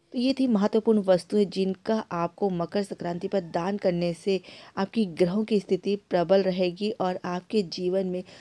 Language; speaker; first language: Hindi; native; Hindi